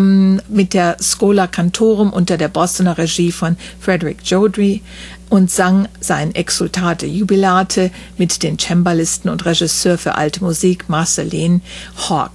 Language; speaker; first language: German; native; German